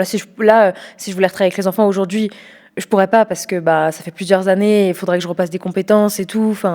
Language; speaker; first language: French; native; French